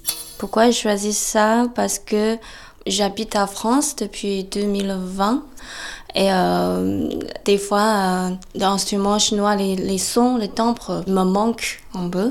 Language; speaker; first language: French; non-native, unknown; Chinese